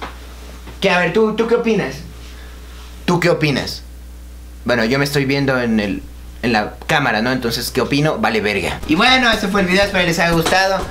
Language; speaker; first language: Spanish; native; Spanish